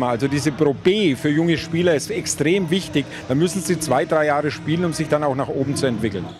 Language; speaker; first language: German; native; German